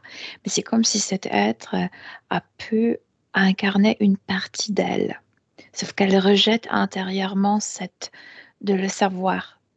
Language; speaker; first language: French; non-native, fluent; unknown